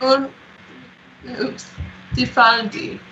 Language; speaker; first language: German; non-native, learner; English